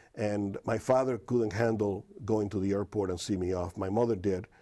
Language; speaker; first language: English; non-native, fluent; Spanish